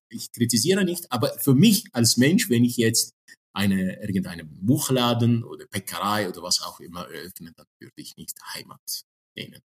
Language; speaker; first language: German; non-native, fluent; Arabic